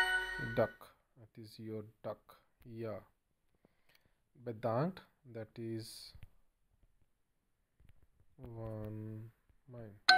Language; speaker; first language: English; non-native, learner; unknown